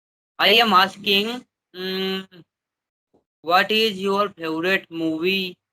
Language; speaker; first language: English; non-native, learner; Hindi